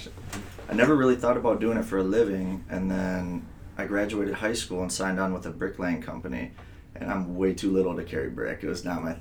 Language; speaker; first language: English; native; English